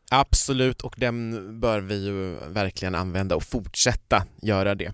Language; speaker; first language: Swedish; native; Swedish